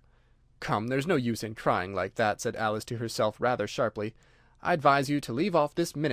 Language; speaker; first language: English; native; English